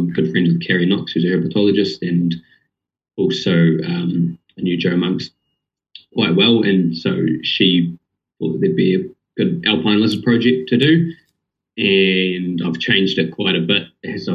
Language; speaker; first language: English; native; English